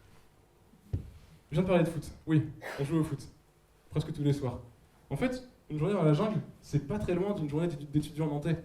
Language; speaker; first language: French; native; French